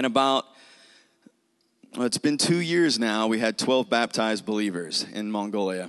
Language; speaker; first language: English; native; English